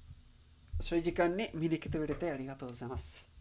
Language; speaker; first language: Japanese; non-native, learner; English